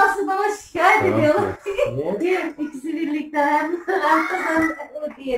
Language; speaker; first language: Turkish; native; Turkish